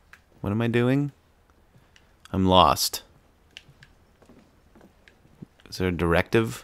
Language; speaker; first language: English; native; English